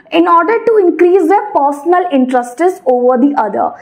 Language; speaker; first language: Hindi; native; Hindi